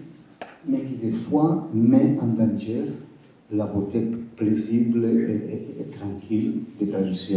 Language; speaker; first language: French; non-native, fluent; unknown